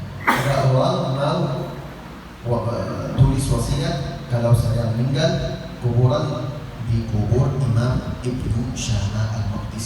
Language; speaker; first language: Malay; non-native, learner; Arabic